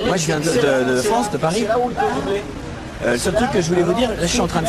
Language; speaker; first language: French; native; French